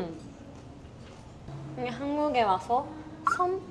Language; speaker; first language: Korean; non-native, fluent; Japanese